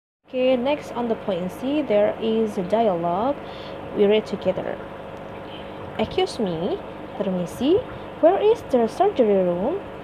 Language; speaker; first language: English; non-native, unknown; Indonesian